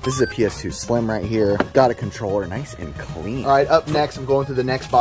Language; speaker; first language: English; native; English